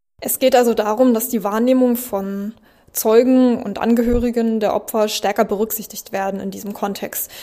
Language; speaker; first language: German; native; German